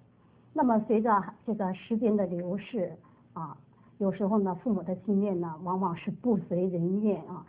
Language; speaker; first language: Chinese; native; Chinese